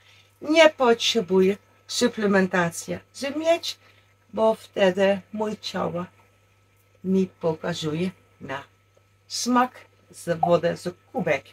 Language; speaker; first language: Polish; non-native, learner; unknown